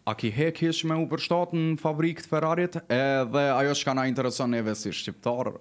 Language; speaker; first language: Albanian; native; Albanian